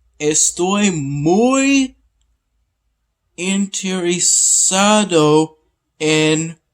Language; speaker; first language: Spanish; non-native, learner; English